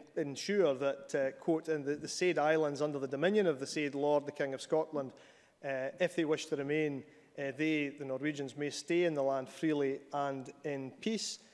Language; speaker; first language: English; native; English